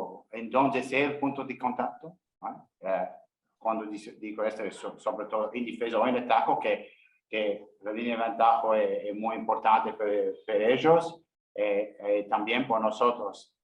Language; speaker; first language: Spanish; non-native, learner; English